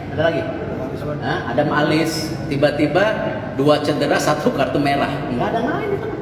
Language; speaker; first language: Indonesian; native; Indonesian